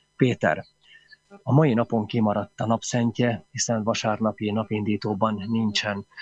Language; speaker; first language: Hungarian; native; Hungarian